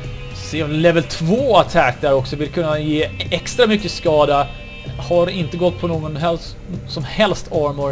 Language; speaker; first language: Swedish; native; Swedish